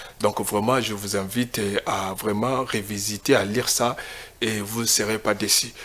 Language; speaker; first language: French; non-native, local second language; Lingala